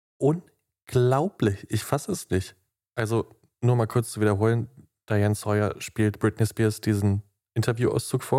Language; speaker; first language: German; native; German